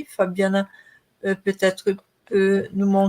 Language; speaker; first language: French; non-native, learner; Portuguese